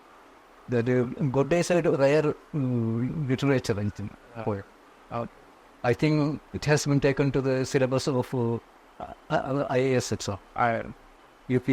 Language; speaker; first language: English; non-native, local second language; Konkani